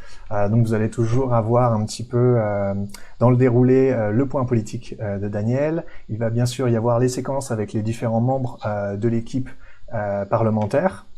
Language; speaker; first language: French; native; French